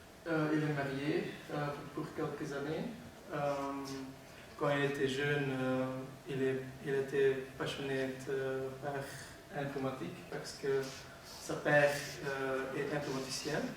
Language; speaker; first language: French; non-native, learner; Dutch